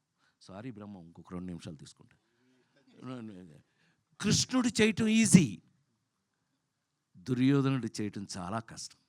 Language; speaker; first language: Telugu; native; Telugu